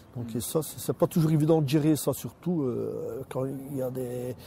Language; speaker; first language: French; native; French